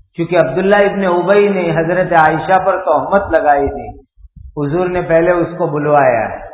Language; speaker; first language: Urdu; native; Urdu